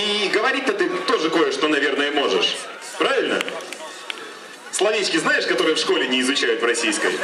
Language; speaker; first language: Russian; native; Russian